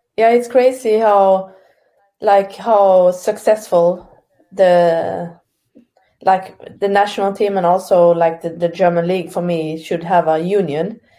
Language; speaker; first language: English; non-native, fluent; Swedish